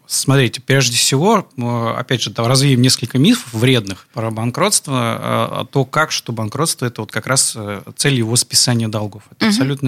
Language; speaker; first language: Russian; native; Russian